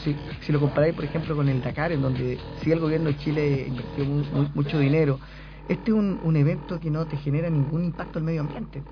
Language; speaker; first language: Spanish; native; Spanish